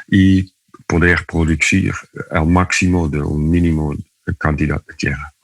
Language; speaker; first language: Spanish; non-native, fluent; Dutch